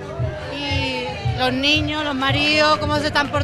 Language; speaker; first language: Spanish; native; Spanish